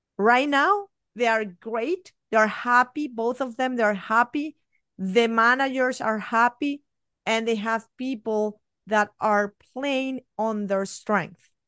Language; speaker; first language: English; non-native, fluent; Spanish